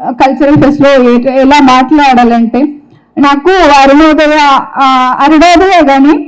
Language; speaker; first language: Telugu; non-native, local second language; Malayalam